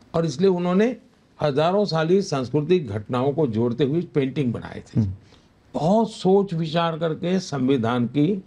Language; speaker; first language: Hindi; non-native, local second language; Gujarati